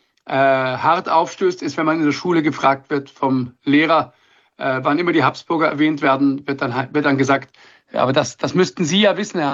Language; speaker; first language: German; native; German